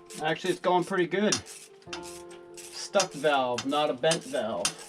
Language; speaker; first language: English; native; English